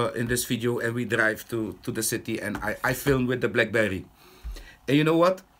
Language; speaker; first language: English; non-native, fluent; Dutch